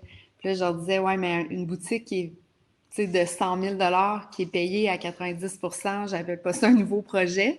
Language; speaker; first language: French; native; French